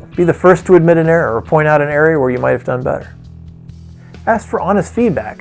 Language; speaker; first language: English; native; English